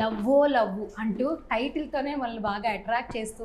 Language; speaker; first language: Telugu; native; Telugu